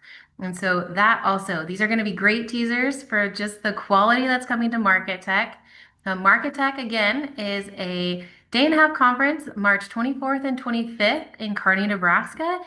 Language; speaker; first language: English; native; English